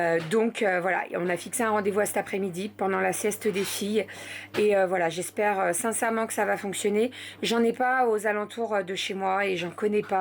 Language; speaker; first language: French; native; French